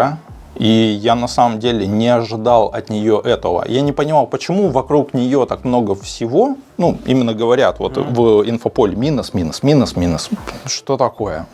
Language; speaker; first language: Russian; native; Russian